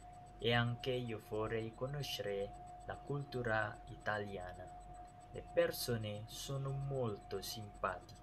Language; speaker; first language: Italian; non-native, learner; Indonesian